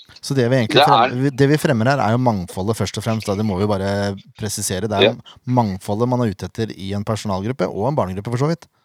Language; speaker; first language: Norwegian; native; Norwegian